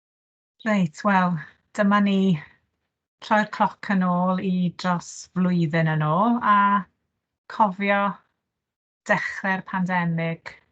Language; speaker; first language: Welsh; native; Welsh